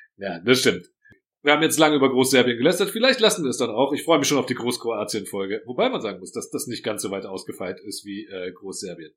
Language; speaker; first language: German; early bilingual, other home language; Croatian